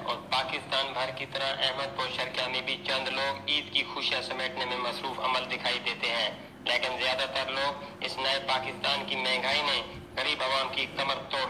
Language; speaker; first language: Urdu; non-native, local second language; Saraiki